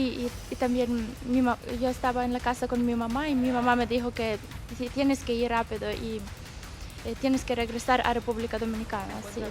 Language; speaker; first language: Spanish; non-native, fluent; Ukrainian